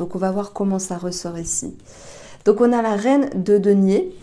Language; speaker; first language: French; native; French